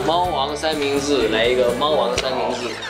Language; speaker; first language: Chinese; non-native, fluent; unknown